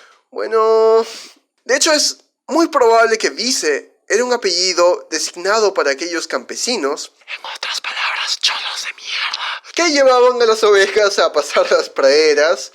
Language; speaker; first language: Spanish; native; Spanish